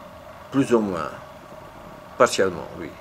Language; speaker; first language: French; non-native, local second language; Dutch